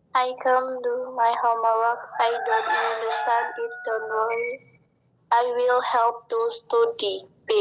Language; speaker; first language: English; non-native, learner; Indonesian